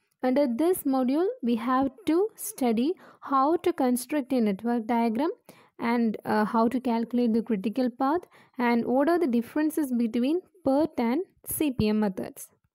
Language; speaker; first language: English; non-native, local second language; Malayalam